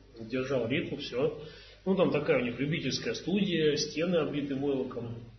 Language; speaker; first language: Russian; native; Russian